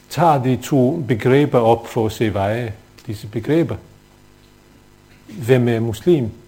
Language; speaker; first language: Danish; non-native, fluent; Bosnian